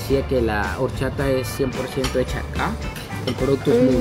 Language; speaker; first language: Spanish; native; Spanish